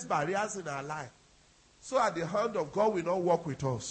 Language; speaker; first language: English; non-native, local second language; Yoruba